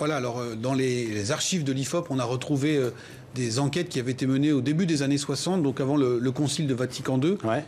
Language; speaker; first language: French; native; French